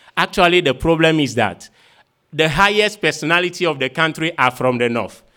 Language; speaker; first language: English; non-native, fluent; Ewe